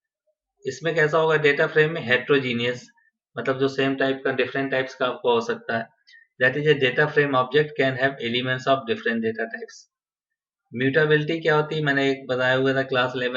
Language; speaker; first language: Hindi; native; Hindi